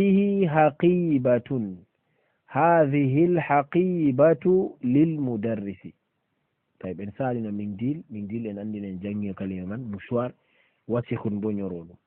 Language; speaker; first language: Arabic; non-native, fluent; Fula